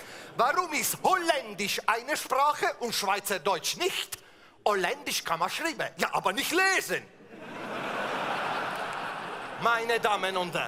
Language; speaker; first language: German; non-native, fluent; Italian